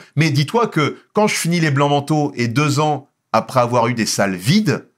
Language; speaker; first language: French; native; French